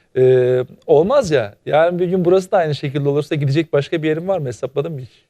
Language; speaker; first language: Turkish; native; Turkish